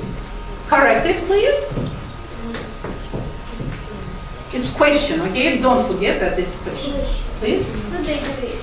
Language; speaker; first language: English; non-native, fluent; Azerbaijani